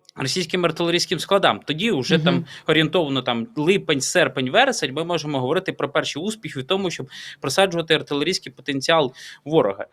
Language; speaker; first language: Ukrainian; native; Ukrainian